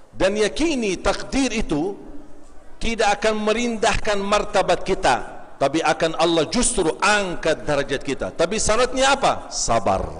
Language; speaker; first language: Malay; non-native, fluent; Arabic